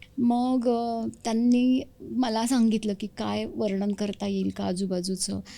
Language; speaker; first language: Marathi; native; Marathi